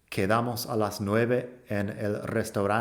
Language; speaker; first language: Spanish; non-native, fluent; English